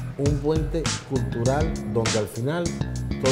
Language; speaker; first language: Spanish; native; Spanish